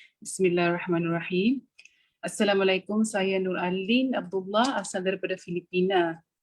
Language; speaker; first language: Malay; non-native, fluent; Filipino